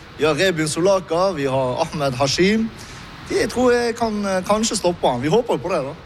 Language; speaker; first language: Norwegian; early bilingual, other home language; Arabic